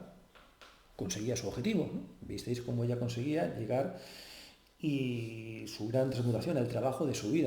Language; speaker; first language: Spanish; native; Spanish